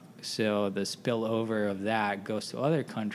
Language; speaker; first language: English; non-native, local second language; Filipino